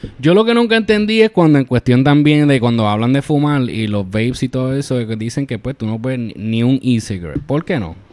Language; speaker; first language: Spanish; native; Spanish